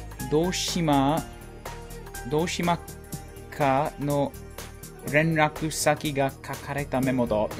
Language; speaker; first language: Japanese; non-native, learner; English